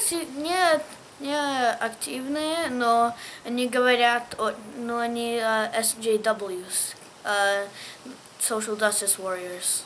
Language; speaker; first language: Russian; early bilingual, heritage; English